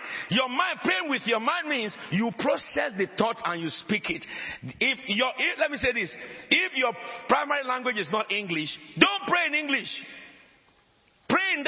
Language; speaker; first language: English; non-native, local second language; Akan